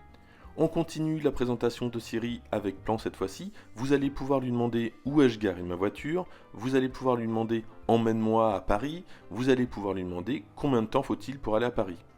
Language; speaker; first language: French; native; French